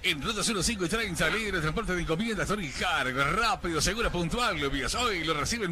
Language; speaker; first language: Spanish; native; Spanish